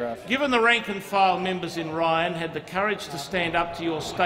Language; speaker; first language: English; native; English